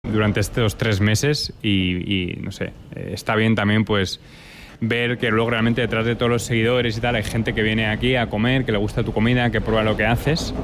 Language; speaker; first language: Spanish; native; Spanish